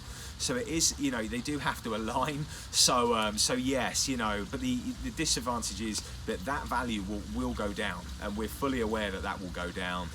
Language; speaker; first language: English; native; English